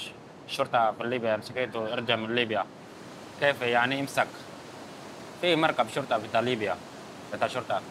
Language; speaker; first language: Arabic; non-native, learner; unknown